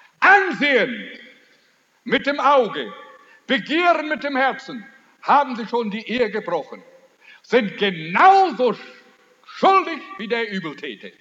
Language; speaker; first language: German; early bilingual, heritage; German